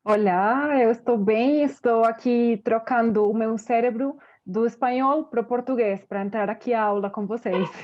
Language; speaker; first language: Portuguese; non-native, fluent; Spanish